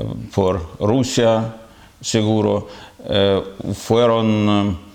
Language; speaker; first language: Spanish; non-native, fluent; Ukrainian